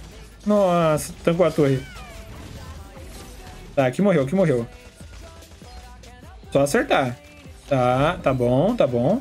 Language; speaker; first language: Portuguese; native; Portuguese